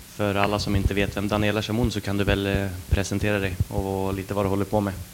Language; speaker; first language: Swedish; native; Swedish